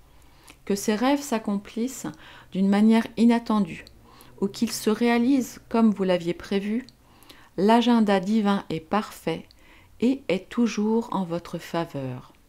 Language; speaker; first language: French; native; French